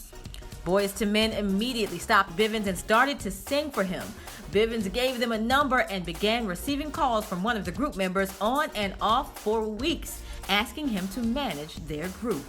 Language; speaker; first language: English; native; English